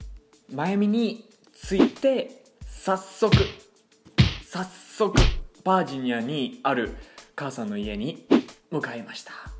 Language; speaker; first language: Japanese; non-native, fluent; English